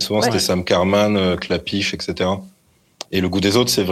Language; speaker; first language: French; native; French